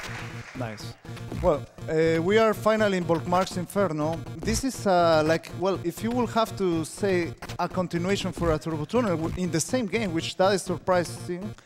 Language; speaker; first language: English; non-native, fluent; Spanish